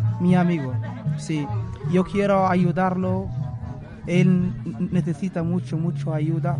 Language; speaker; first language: Spanish; non-native, learner; Arabic